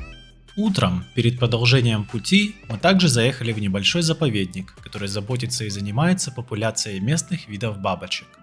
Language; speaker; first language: Russian; native; Russian